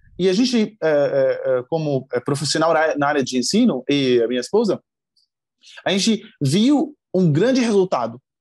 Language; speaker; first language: Portuguese; non-native, fluent; Arabic